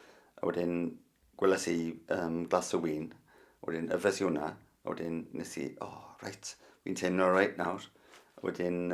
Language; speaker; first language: Welsh; non-native, learner; English